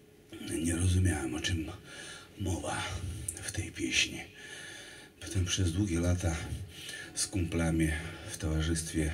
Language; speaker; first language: Polish; non-native, fluent; Russian